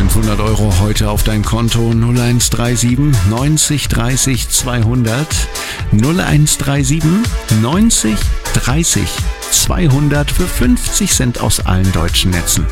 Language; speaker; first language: German; native; German